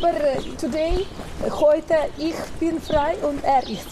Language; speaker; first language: German; non-native, learner; Ukrainian